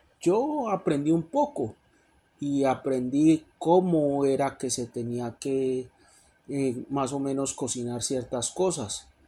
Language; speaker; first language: Spanish; native; Spanish